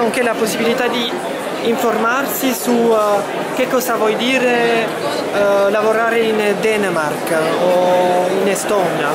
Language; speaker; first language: Italian; non-native, fluent; French